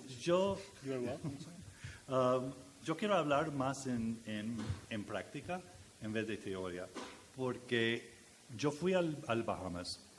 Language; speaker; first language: Spanish; non-native, learner; English